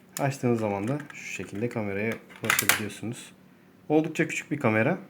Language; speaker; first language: Turkish; native; Turkish